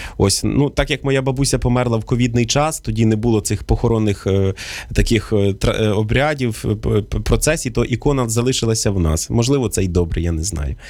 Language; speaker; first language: Ukrainian; native; Ukrainian